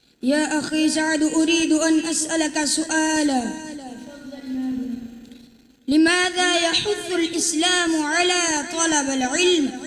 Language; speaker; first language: Arabic; non-native, learner; Urdu